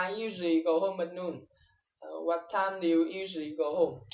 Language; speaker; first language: English; non-native, learner; Vietnamese